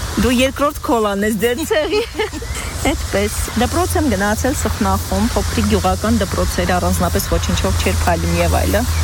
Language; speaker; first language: Armenian; native; Armenian